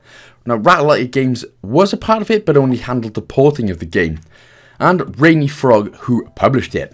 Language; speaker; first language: English; native; English